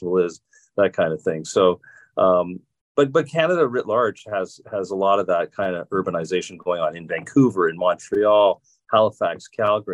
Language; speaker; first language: English; native; English